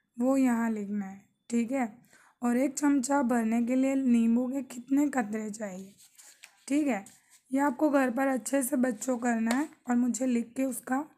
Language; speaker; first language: Urdu; native; Urdu